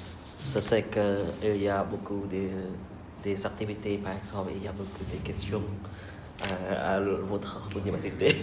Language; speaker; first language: French; non-native, learner; Vietnamese